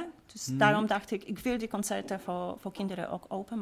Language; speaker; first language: Dutch; non-native, fluent; Polish